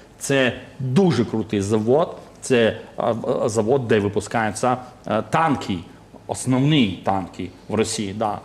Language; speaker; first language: Ukrainian; non-native, local second language; Russian